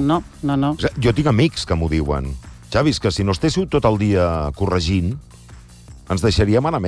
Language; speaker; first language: Catalan; native; Catalan